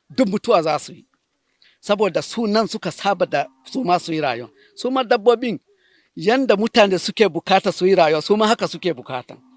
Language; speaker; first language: Hausa; non-native, local second language; Fula